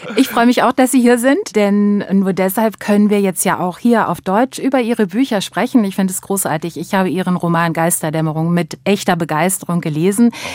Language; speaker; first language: German; native; German